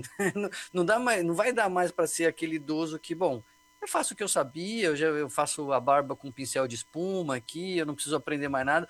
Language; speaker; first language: Portuguese; native; Portuguese